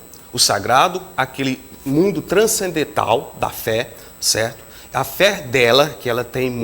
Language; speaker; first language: Portuguese; native; Portuguese